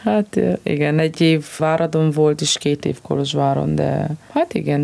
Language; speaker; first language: Hungarian; non-native, local second language; Romanian